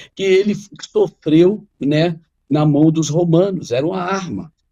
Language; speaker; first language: Portuguese; non-native, fluent; Arabic